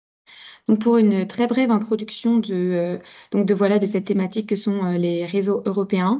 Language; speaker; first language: French; native; French